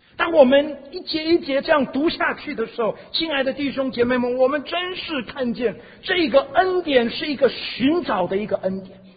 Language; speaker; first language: Chinese; non-native, fluent; English